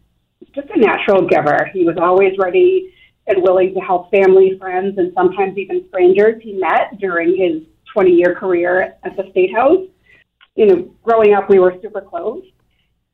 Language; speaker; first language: English; native; English